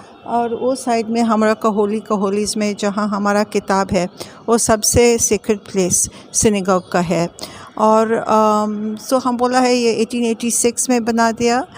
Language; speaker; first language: Hindi; non-native, local second language; English